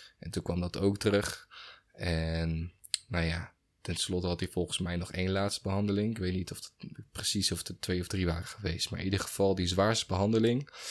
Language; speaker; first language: Dutch; native; Dutch